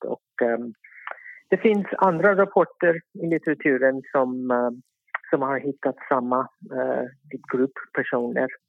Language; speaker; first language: Swedish; non-native, fluent; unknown